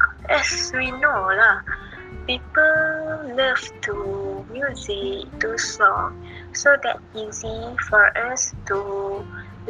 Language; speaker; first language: English; non-native, learner; Malay